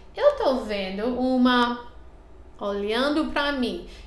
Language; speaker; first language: Portuguese; non-native, learner; English